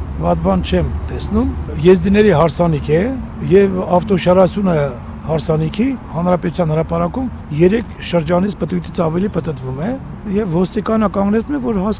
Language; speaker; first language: Armenian; non-native, local second language; Kurdish